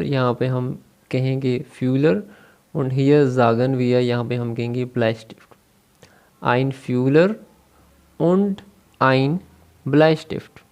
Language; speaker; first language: German; non-native, fluent; Urdu